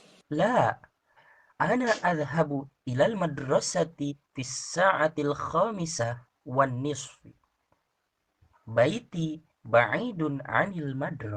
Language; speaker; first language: Arabic; non-native, learner; Indonesian